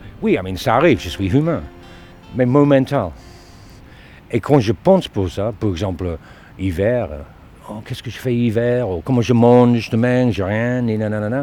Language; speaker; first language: French; non-native, learner; English